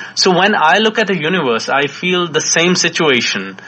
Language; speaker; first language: English; non-native, local second language; Urdu